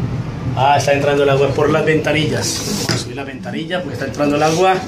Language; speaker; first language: Spanish; native; Spanish